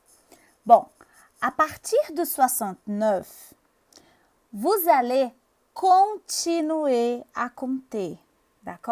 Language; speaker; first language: French; non-native, fluent; Portuguese